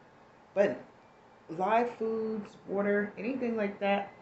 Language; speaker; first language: English; native; English